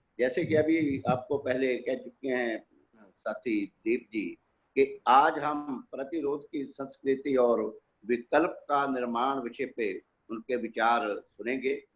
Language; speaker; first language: Hindi; non-native, local second language; Punjabi